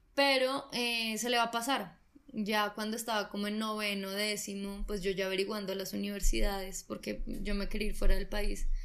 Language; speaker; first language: Spanish; native; Spanish